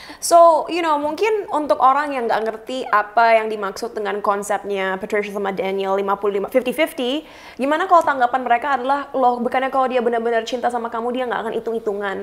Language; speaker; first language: Indonesian; native; Indonesian